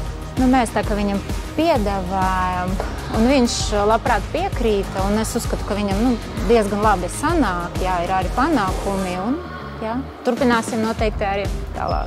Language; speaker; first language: Latvian; non-native, local second language; Russian